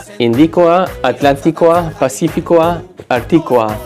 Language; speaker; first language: Basque; non-native, learner; English